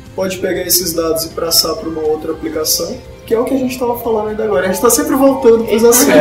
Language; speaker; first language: Portuguese; native; Portuguese